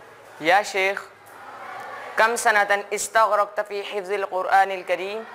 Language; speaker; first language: Arabic; non-native, learner; Urdu